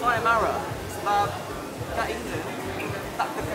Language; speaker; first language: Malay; non-native, learner; English